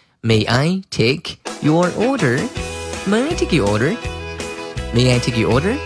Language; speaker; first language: English; non-native, fluent; Chinese